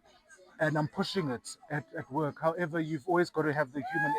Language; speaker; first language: English; non-native, local second language; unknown